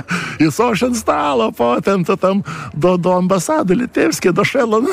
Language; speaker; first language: Polish; non-native, fluent; Lithuanian